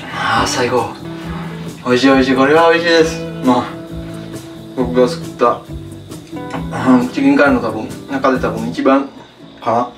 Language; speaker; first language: Japanese; non-native, fluent; Sinhala